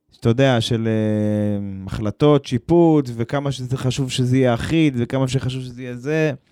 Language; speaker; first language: Hebrew; native; Hebrew